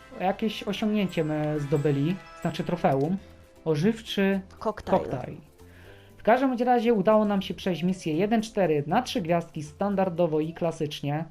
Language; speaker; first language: Polish; native; Polish